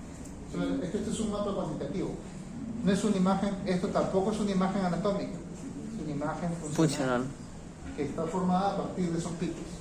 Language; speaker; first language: Spanish; native; Spanish